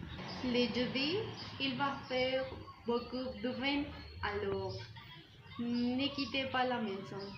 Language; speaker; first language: French; non-native, learner; Spanish